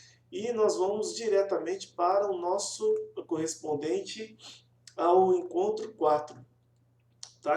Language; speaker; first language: Portuguese; native; Portuguese